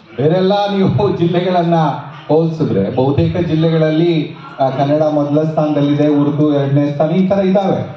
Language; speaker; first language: Kannada; native; Kannada